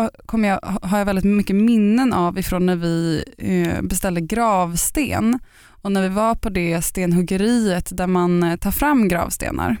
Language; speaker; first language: Swedish; native; Swedish